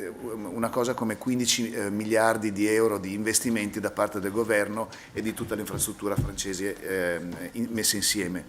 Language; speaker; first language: Italian; native; Italian